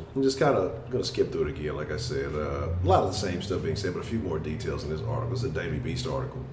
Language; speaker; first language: English; native; English